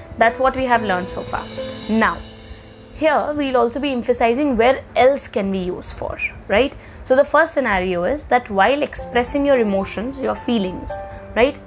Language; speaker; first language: English; non-native, local second language; Hindi